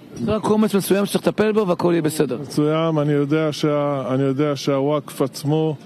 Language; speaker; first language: Hebrew; native; Hebrew